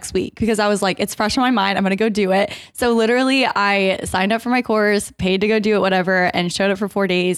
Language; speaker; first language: English; native; English